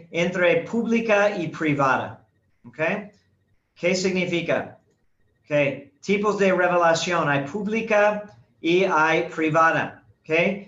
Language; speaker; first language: Spanish; non-native, fluent; English